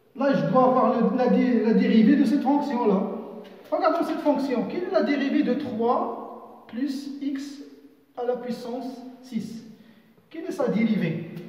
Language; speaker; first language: French; non-native, local second language; Arabic